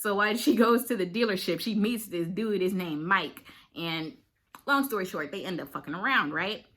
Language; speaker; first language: English; native; English